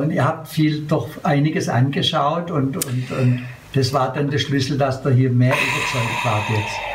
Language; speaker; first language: German; native; German